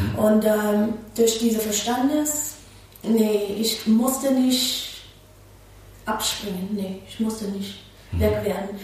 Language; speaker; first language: German; non-native, fluent; English